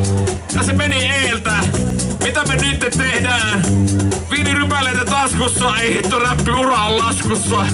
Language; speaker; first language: Finnish; native; Finnish